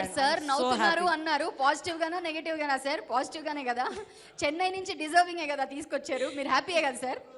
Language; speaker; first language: Telugu; native; Telugu